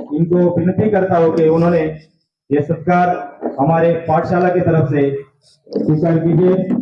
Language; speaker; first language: Hindi; non-native, local second language; Marathi